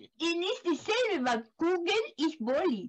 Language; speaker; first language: German; non-native, learner; Spanish